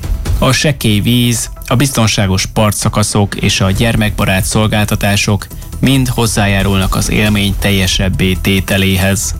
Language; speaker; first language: Hungarian; native; Hungarian